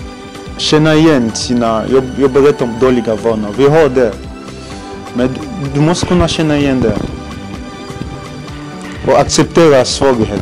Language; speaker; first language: Swedish; non-native, fluent; Lingala